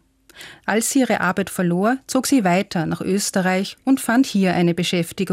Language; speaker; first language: German; native; German